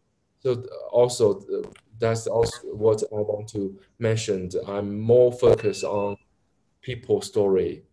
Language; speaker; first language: English; non-native, learner; Chinese